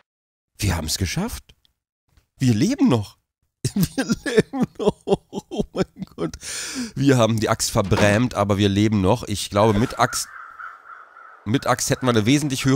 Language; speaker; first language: German; native; German